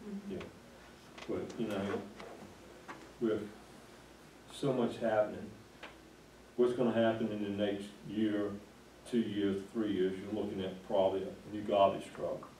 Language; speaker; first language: English; native; English